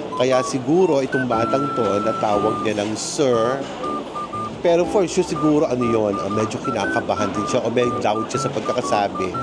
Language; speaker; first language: Filipino; native; Filipino